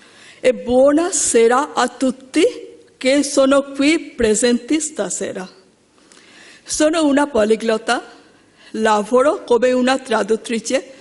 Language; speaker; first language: Italian; non-native, learner; Bangla